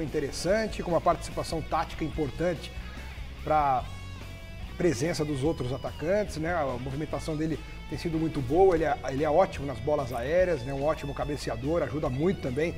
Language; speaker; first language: Portuguese; native; Portuguese